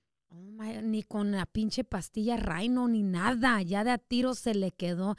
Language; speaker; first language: Spanish; early bilingual, heritage; Spanish